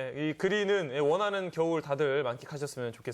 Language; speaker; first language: Korean; native; Korean